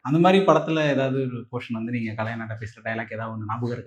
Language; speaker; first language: Tamil; native; Tamil